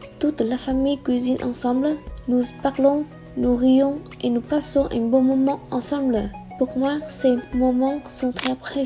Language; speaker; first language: French; non-native, learner; Vietnamese